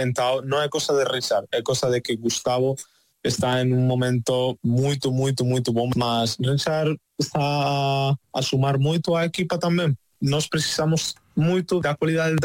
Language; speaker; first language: Portuguese; non-native, fluent; Spanish